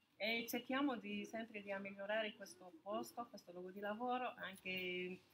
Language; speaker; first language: Italian; non-native, fluent; Arabic